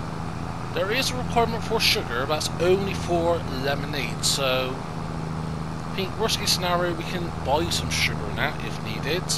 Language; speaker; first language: English; native; English